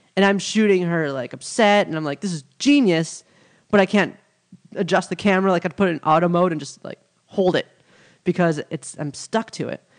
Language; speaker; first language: English; native; English